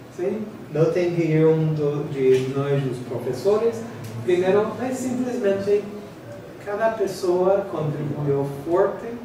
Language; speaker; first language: Portuguese; non-native, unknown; English